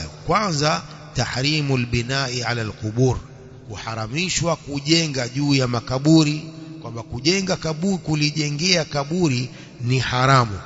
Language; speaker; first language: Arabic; non-native, fluent; Swahili